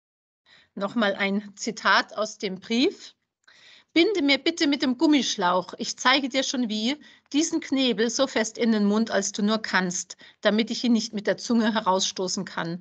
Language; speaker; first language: German; native; German